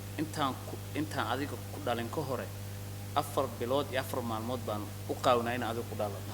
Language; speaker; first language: Somali; early bilingual, heritage; Somali